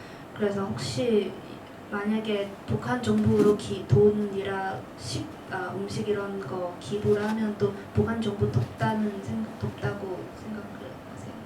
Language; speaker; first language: Korean; non-native, fluent; Cantonese